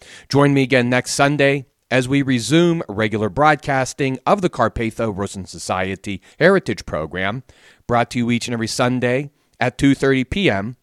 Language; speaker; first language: English; native; English